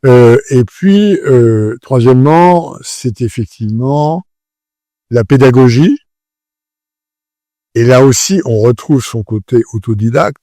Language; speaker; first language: French; native; French